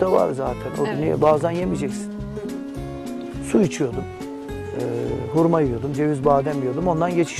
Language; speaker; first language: Turkish; native; Turkish